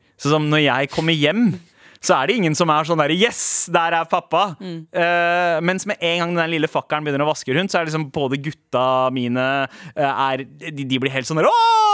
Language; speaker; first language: Norwegian; early bilingual, other home language; Punjabi